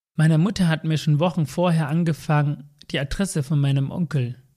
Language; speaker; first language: German; non-native, fluent; Tamil